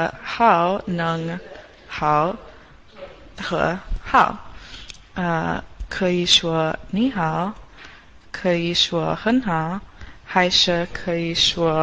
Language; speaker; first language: Chinese; non-native, learner; English